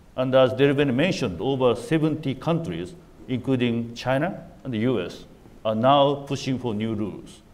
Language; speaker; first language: English; non-native, fluent; Japanese